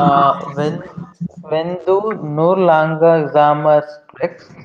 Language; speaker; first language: German; non-native, learner; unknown